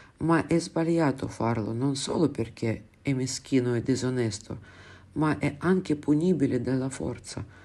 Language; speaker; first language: Italian; non-native, fluent; Russian